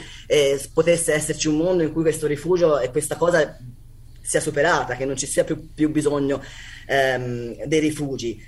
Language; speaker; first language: Italian; native; Italian